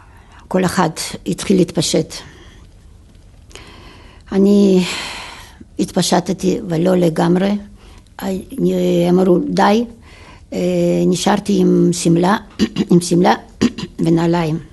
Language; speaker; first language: Hebrew; non-native, fluent; Yiddish